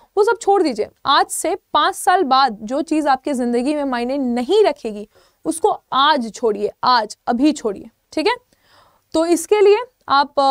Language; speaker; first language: Hindi; native; Hindi